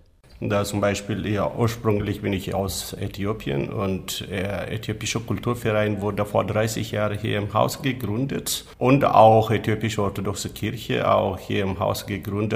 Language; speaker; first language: German; non-native, learner; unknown